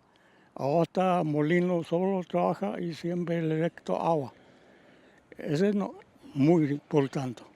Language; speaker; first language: Spanish; non-native, local second language; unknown